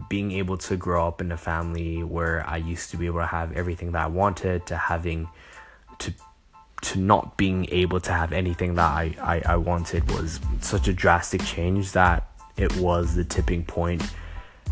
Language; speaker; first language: English; non-native, local second language; Cantonese